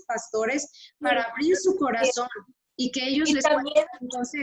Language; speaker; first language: Spanish; native; Spanish